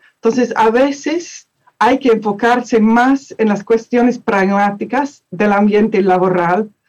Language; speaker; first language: Spanish; non-native, fluent; English